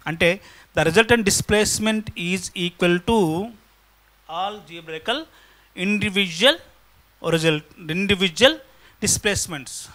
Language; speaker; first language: English; non-native, local second language; Telugu